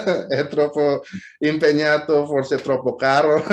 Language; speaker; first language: Italian; non-native, fluent; Indonesian